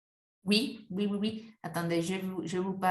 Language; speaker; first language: French; non-native, fluent; Spanish